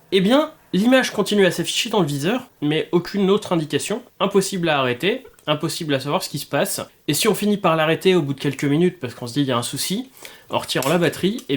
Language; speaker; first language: French; native; French